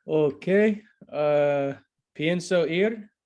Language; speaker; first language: Spanish; non-native, learner; English